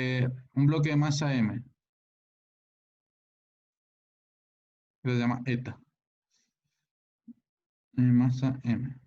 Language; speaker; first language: Spanish; native; Spanish